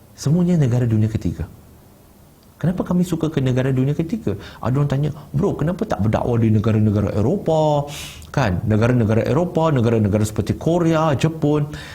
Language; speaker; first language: Malay; non-native, local second language; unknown